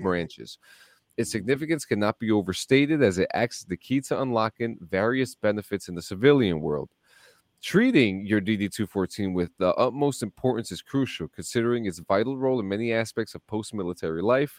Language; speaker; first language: English; native; English